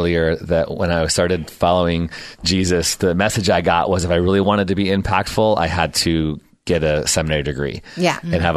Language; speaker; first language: English; native; English